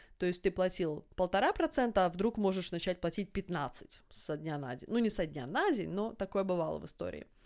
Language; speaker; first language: Russian; native; Russian